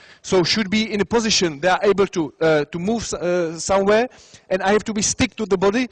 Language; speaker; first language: English; non-native, fluent; Czech